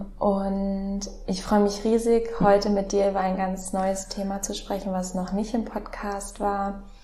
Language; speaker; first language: German; native; German